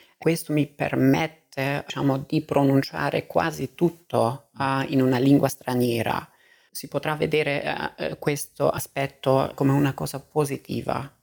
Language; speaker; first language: Italian; non-native, fluent; Albanian